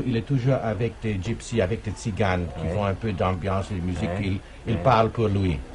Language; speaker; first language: French; non-native, fluent; German